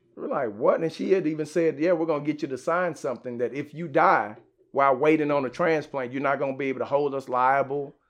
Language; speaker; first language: English; native; English